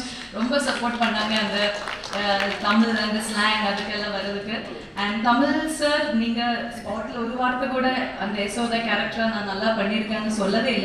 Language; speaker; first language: Tamil; non-native, local second language; Malayalam